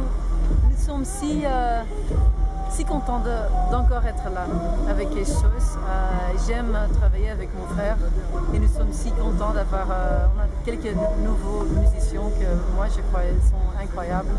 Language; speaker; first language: French; non-native, local second language; Dutch